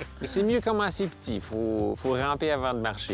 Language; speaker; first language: French; native; French